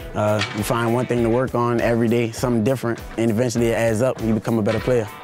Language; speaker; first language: English; native; English